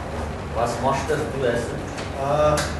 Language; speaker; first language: German; non-native, learner; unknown